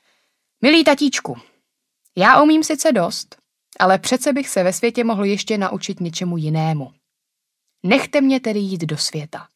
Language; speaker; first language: Czech; native; Czech